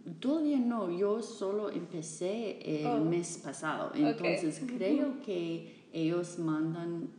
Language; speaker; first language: Spanish; non-native, fluent; English